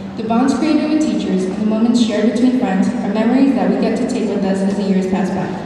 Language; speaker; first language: English; early bilingual, other home language; Spanish